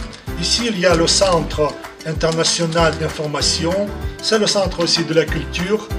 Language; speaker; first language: French; non-native, fluent; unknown